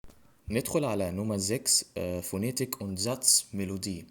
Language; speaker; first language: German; non-native, fluent; Arabic